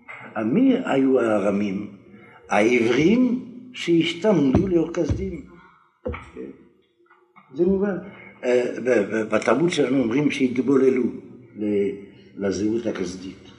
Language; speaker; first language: Hebrew; non-native, fluent; French